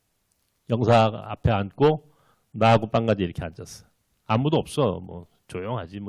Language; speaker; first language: Korean; native; Korean